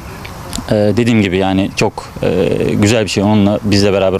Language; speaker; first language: Turkish; native; Turkish